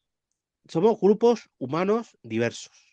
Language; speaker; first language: Spanish; native; Spanish